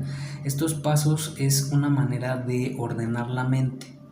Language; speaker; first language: Spanish; native; Spanish